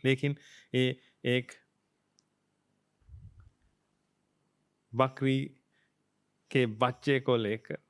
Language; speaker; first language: Hindi; non-native, fluent; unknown